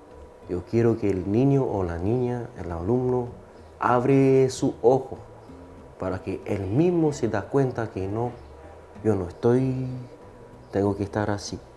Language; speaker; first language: Spanish; non-native, fluent; French